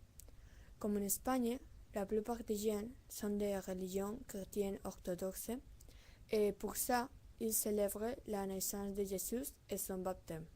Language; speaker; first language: French; non-native, learner; Spanish